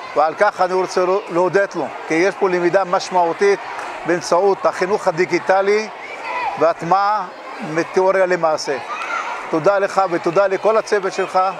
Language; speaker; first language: Hebrew; non-native, local second language; Arabic